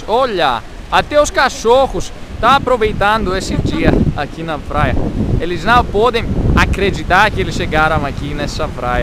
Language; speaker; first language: Portuguese; non-native, learner; Greek